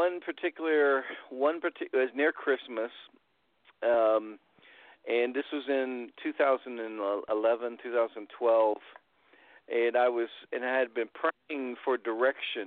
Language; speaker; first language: English; native; English